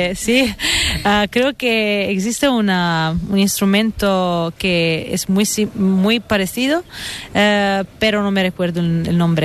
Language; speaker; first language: Spanish; non-native, fluent; Italian